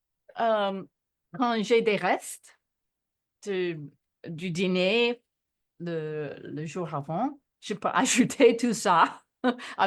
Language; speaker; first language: French; non-native, fluent; English